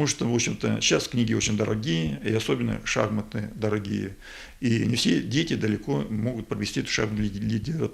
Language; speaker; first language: Russian; native; Russian